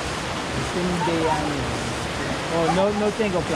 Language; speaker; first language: Spanish; non-native, learner; English